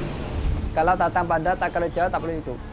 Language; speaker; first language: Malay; non-native, learner; Western Cham